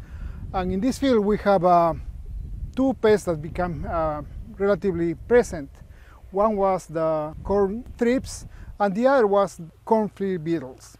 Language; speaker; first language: English; non-native, fluent; Spanish